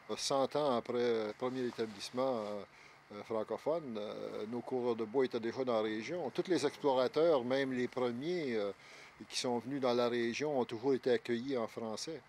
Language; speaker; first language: French; native; French